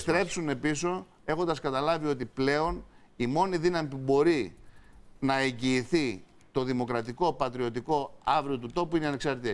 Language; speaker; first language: Greek; native; Greek